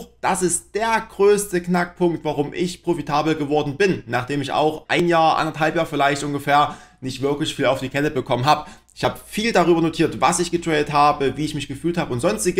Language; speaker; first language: German; native; German